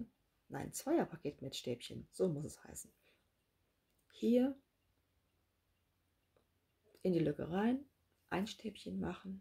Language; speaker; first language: German; native; German